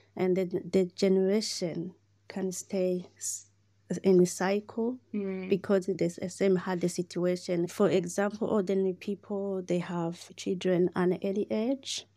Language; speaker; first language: English; non-native, learner; Rundi